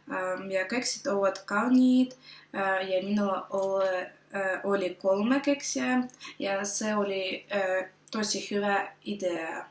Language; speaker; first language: Finnish; non-native, learner; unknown